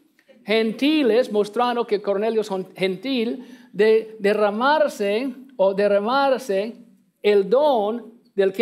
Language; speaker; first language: Spanish; non-native, learner; English